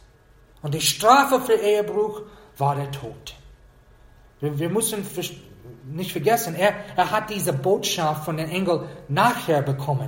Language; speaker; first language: German; non-native, fluent; English